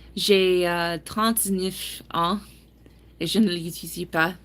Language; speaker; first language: French; non-native, learner; English